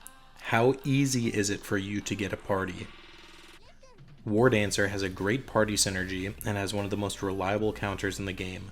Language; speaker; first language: English; native; English